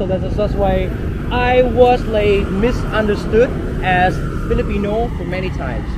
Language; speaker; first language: English; non-native, fluent; Vietnamese